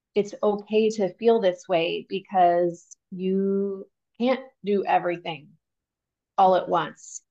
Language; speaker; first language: English; native; English